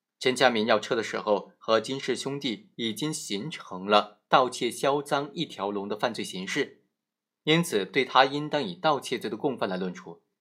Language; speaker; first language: Chinese; native; Chinese